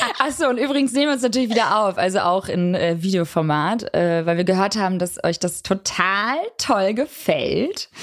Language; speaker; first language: German; early bilingual, other home language; Albanian